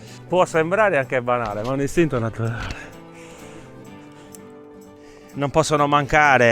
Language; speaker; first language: Italian; native; Italian